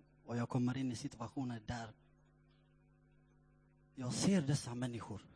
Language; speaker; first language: Swedish; non-native, fluent; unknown